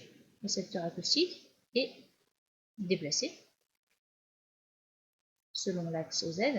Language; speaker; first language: French; native; French